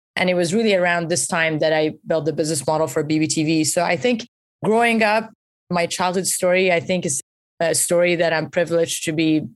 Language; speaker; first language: English; early bilingual, other home language; Persian